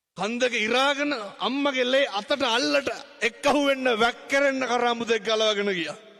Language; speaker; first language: Sinhala; native; Sinhala